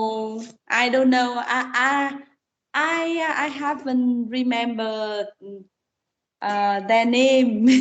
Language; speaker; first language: English; non-native, learner; Vietnamese